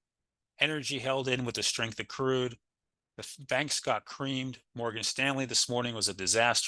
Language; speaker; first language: English; native; English